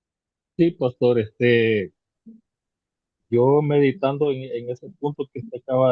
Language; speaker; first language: Spanish; native; Spanish